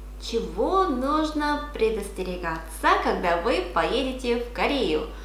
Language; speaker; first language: Russian; non-native, fluent; Korean